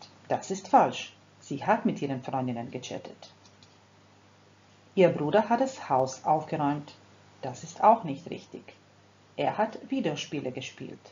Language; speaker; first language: German; non-native, fluent; Croatian